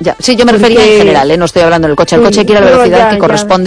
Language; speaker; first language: Spanish; native; Spanish